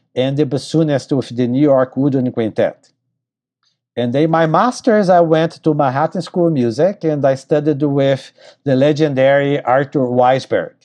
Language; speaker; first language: English; non-native, fluent; Portuguese